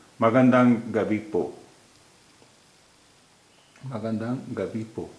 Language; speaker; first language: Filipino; non-native, fluent; Hindi